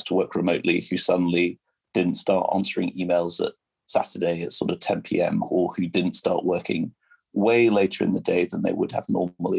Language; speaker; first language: English; non-native, local second language; French